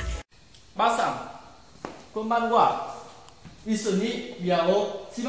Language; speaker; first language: Japanese; non-native, learner; Vietnamese